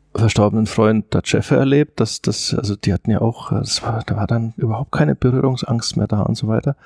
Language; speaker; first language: German; native; German